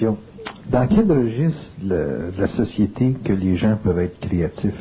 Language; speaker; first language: French; native; French